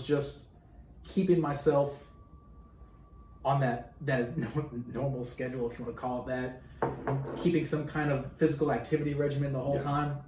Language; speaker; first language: English; native; English